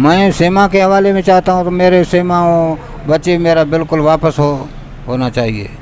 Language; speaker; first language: Hindi; non-native, learner; Baluchi